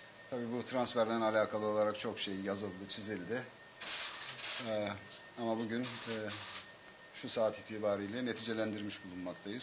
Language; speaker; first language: Turkish; native; Turkish